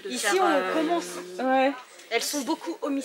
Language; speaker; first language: French; native; French